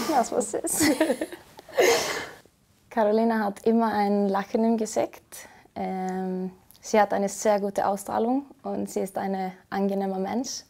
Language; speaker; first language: German; non-native, fluent; Icelandic